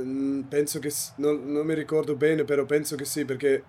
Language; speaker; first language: Italian; non-native, learner; German